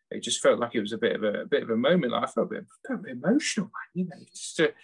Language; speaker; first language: English; native; English